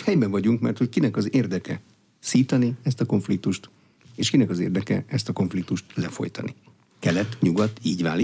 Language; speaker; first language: Hungarian; native; Hungarian